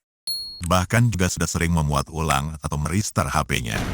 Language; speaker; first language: Indonesian; native; Indonesian